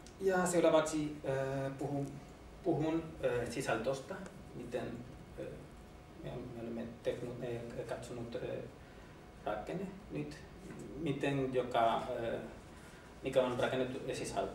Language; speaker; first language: Finnish; non-native, learner; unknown